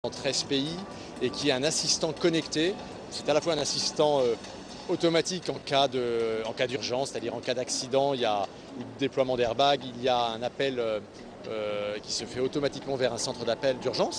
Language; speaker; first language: French; native; French